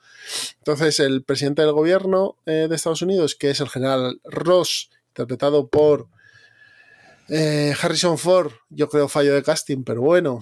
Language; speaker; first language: Spanish; native; Spanish